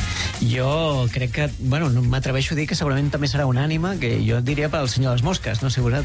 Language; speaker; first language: Catalan; native; Catalan